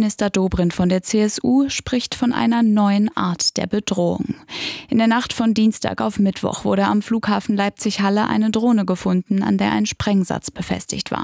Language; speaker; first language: German; native; German